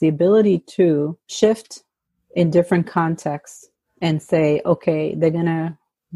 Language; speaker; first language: English; early bilingual, other home language; Spanish